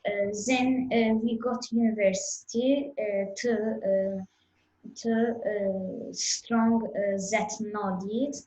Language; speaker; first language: English; non-native, learner; Azerbaijani